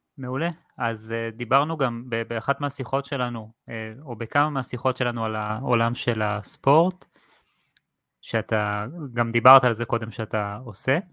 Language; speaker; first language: Hebrew; native; Hebrew